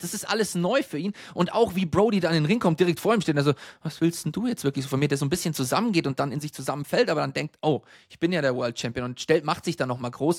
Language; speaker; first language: German; native; German